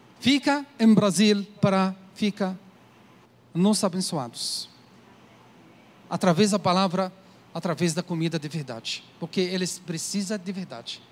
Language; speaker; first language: Portuguese; non-native, learner; Arabic